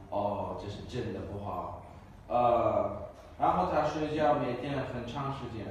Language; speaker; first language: Chinese; non-native, learner; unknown